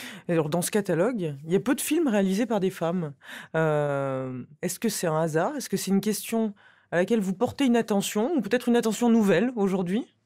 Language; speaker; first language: French; native; French